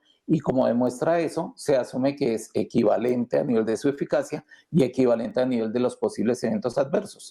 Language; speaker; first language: Spanish; native; Spanish